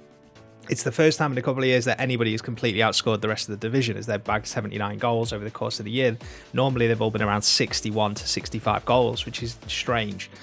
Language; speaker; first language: English; native; English